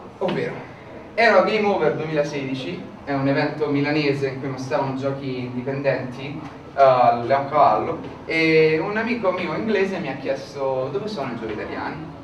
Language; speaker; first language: Italian; native; Italian